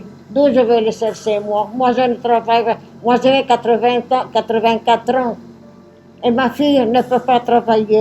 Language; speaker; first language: French; non-native, local second language; Arabic